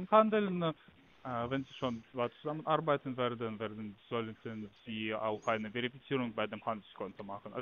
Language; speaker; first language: German; non-native, learner; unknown